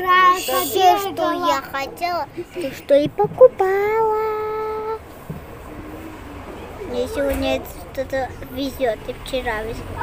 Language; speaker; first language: Russian; early bilingual, heritage; Russian